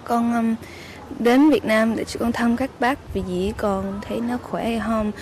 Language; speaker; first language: Vietnamese; early bilingual, heritage; English